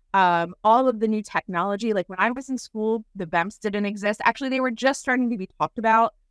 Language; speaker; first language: English; native; English